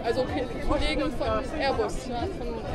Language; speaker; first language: German; non-native, fluent; French